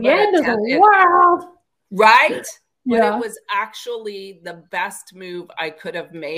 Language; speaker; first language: English; native; English